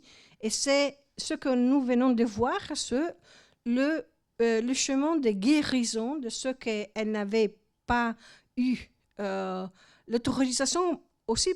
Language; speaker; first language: French; non-native, fluent; Italian